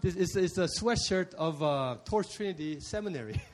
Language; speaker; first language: English; early bilingual, other home language; Korean